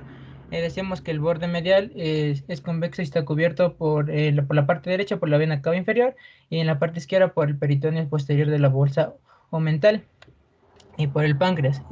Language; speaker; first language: Spanish; native; Spanish